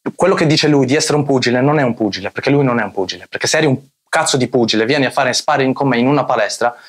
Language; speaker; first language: Italian; early bilingual, other home language; Arabic